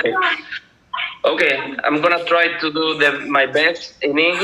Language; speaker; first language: English; non-native, learner; Spanish